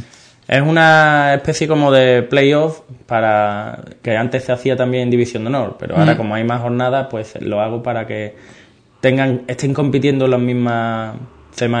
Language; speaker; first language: Spanish; native; Spanish